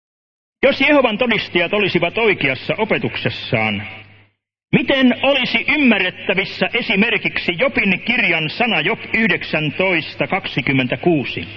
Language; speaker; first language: Finnish; native; Finnish